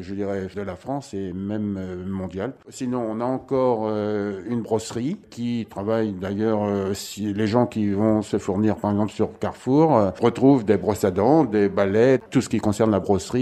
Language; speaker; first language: French; native; French